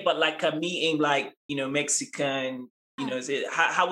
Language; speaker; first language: English; native; English